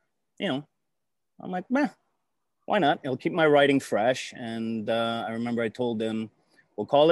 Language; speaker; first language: English; native; English